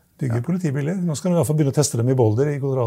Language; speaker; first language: Norwegian; native; Norwegian